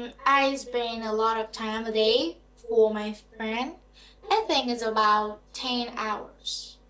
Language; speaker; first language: English; non-native, learner; Vietnamese